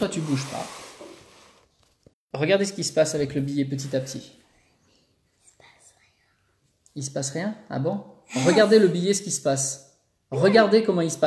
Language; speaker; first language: French; native; French